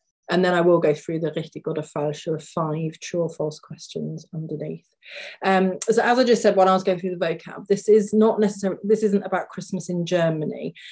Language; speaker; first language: English; native; English